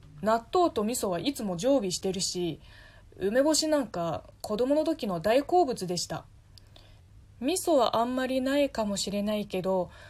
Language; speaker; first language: Japanese; non-native, fluent; Chinese